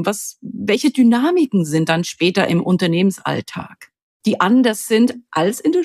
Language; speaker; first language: German; native; German